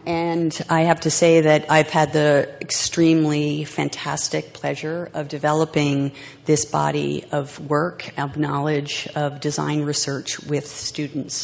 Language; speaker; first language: English; native; English